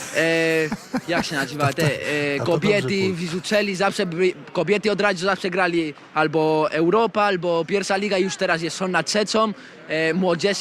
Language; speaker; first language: Polish; early bilingual, heritage; Spanish